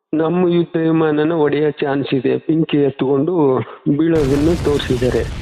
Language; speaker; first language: Kannada; native; Kannada